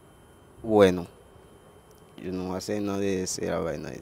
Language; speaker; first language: Spanish; non-native, learner; Haitian Creole